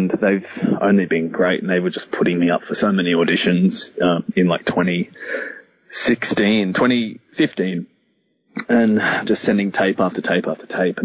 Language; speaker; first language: English; native; English